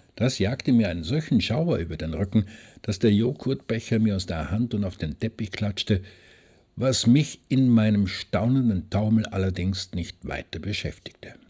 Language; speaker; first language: German; native; German